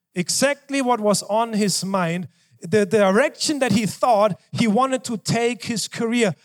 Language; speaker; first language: English; non-native, fluent; German